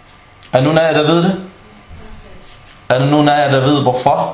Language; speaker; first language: Danish; early bilingual, other home language; Arabic